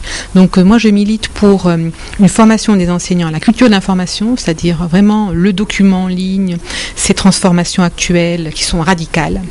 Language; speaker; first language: French; native; French